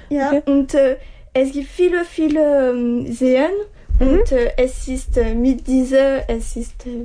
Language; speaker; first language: German; non-native, learner; French